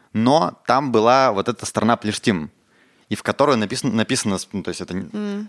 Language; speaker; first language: Russian; native; Russian